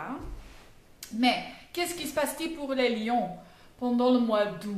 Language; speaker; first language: French; non-native, fluent; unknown